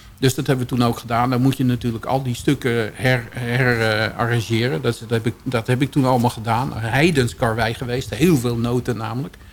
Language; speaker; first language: Dutch; native; Dutch